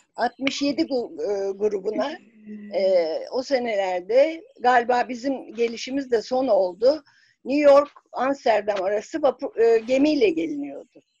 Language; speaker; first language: Turkish; native; Turkish